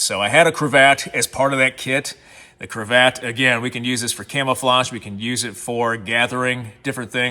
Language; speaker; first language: English; native; English